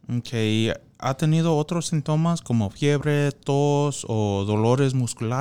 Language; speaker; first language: Spanish; non-native, fluent; English